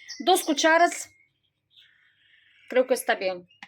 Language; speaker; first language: Spanish; non-native, learner; Ukrainian